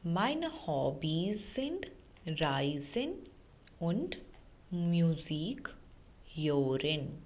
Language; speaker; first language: German; non-native, fluent; Hindi